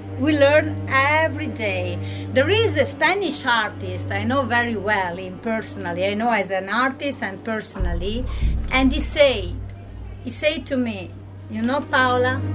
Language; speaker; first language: English; non-native, learner; Italian